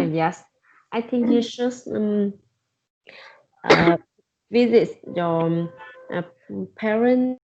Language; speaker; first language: English; non-native, learner; Vietnamese